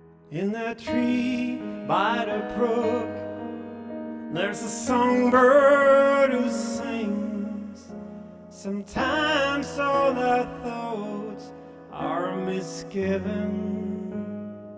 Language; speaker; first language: English; non-native, fluent; Swedish